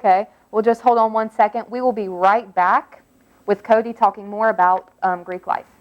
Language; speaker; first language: English; native; English